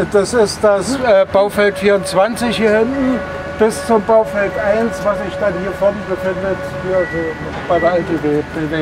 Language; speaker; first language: German; native; German